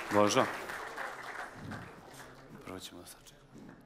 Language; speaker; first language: Serbian; native; Serbian